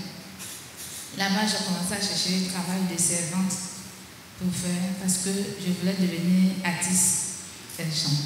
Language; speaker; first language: French; non-native, local second language; Baoulé